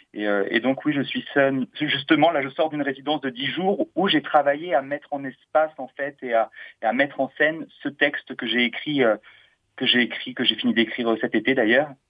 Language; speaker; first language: French; native; French